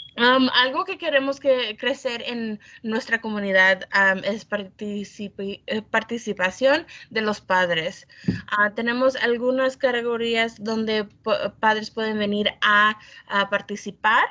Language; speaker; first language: Spanish; early bilingual, heritage; Spanish